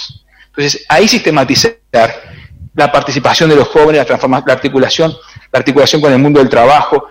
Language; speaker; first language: Spanish; native; Spanish